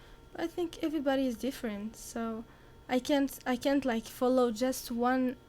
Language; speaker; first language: English; non-native, learner; Arabic